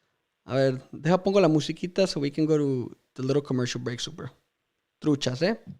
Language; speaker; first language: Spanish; early bilingual, heritage; Spanish